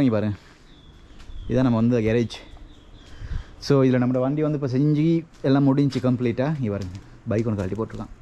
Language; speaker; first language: Tamil; native; Tamil